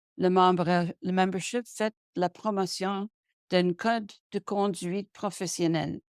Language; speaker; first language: French; non-native, local second language; English